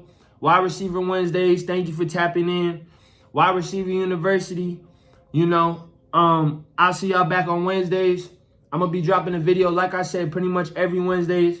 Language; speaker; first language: English; native; English